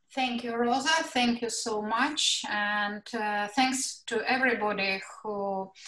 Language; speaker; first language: English; non-native, fluent; Latvian